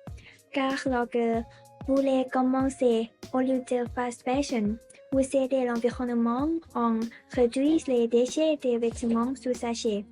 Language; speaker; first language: French; non-native, learner; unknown